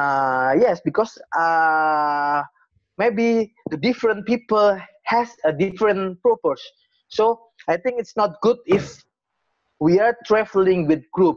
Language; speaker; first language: English; non-native, learner; Indonesian